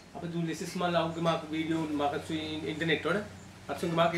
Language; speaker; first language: German; non-native, learner; Sinhala